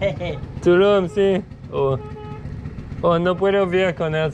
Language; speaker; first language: Spanish; non-native, learner; French